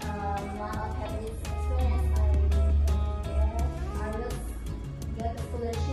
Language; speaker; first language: English; non-native, learner; Indonesian